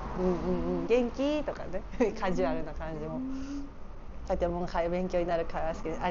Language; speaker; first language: Japanese; native; Japanese